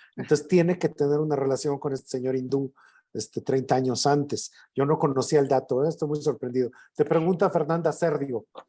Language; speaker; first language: Spanish; native; Spanish